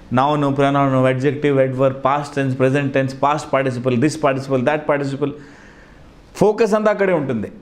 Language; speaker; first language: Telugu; non-native, local second language; Hindi